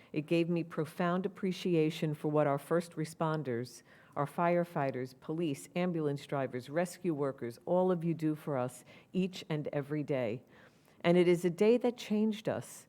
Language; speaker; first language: English; native; English